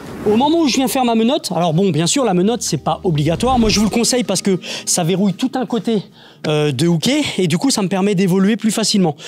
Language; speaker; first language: French; native; French